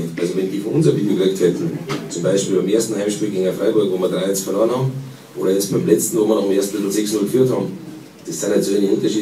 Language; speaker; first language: German; native; German